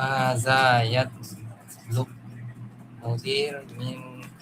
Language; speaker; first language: Arabic; non-native, learner; Malay